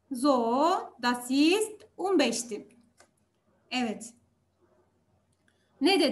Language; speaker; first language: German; non-native, learner; Turkish